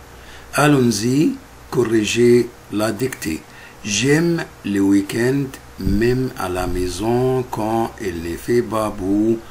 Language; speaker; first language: French; non-native, fluent; Arabic